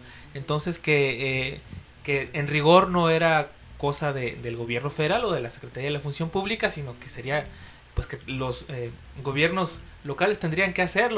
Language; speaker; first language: Spanish; native; Spanish